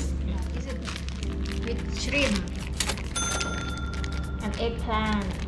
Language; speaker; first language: English; non-native, learner; Thai